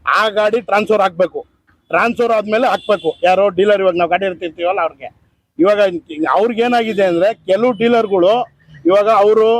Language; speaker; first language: Kannada; native; Kannada